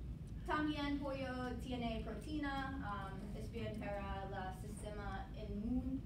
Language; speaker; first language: Spanish; non-native, learner; English